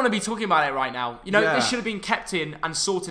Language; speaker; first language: English; native; English